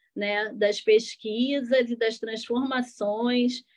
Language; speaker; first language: Portuguese; native; Portuguese